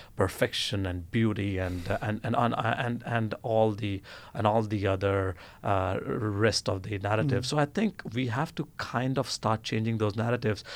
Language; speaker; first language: English; non-native, local second language; Gujarati